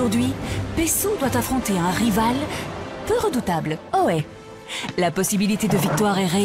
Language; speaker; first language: French; native; French